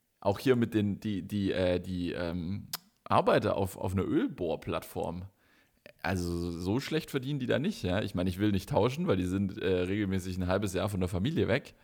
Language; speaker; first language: German; native; German